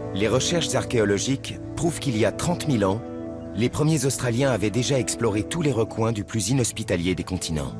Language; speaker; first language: French; native; French